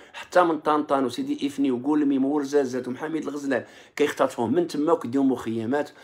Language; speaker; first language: Arabic; native; Arabic